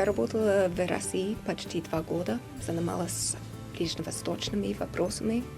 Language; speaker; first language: Russian; non-native, fluent; English